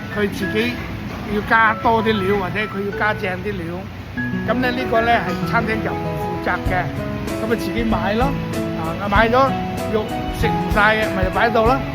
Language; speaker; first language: Cantonese; non-native, local second language; Hakka Chinese